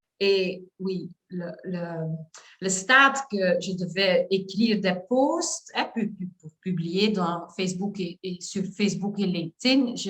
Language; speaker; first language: French; non-native, learner; Dutch